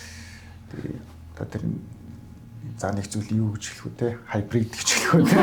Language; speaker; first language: Mongolian; non-native, fluent; Japanese